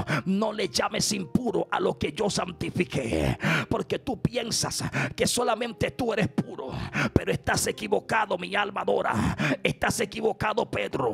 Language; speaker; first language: Spanish; native; Spanish